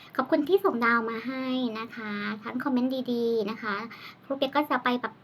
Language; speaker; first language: Thai; non-native, local second language; Northeastern Thai